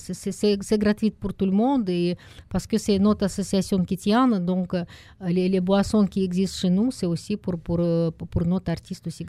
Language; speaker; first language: French; non-native, learner; Russian